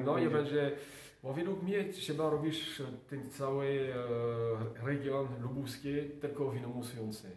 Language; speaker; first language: Polish; non-native, learner; French